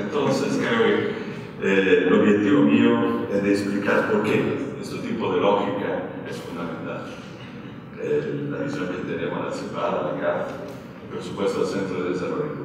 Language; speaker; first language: Spanish; non-native, fluent; Italian